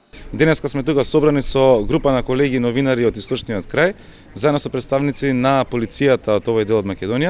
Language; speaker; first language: Macedonian; native; Macedonian